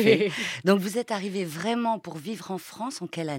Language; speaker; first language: French; native; French